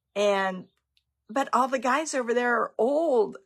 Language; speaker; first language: English; native; English